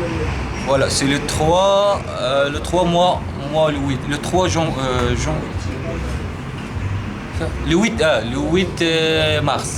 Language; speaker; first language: French; non-native, learner; Arabic